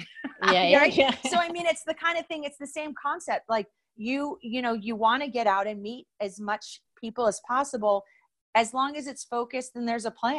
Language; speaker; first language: English; native; English